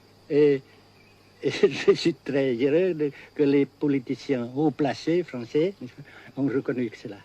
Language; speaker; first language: French; non-native, local second language; Vietnamese